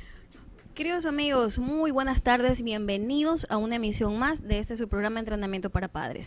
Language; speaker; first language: Spanish; native; Spanish